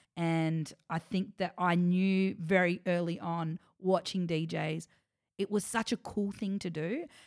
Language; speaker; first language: English; native; English